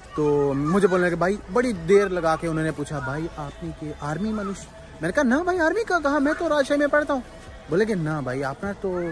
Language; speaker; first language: Hindi; native; Hindi